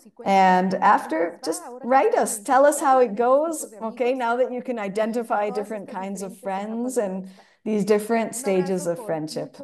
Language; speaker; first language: English; non-native, fluent; Spanish